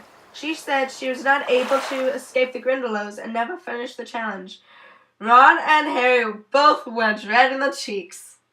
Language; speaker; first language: English; native; English